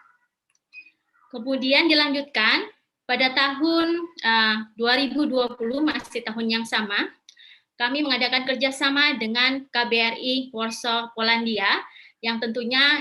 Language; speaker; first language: Indonesian; native; Indonesian